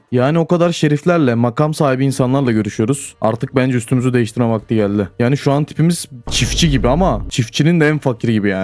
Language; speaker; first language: Turkish; native; Turkish